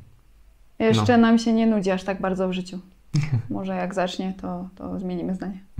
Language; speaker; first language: Polish; native; Polish